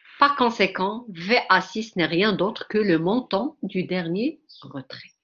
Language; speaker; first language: French; non-native, local second language; Arabic